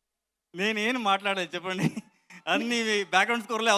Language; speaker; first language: Telugu; non-native, learner; Kannada